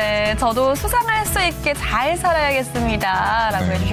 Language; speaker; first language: Korean; native; Korean